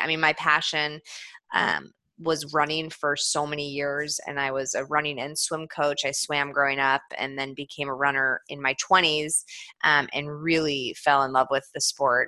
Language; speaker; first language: English; native; English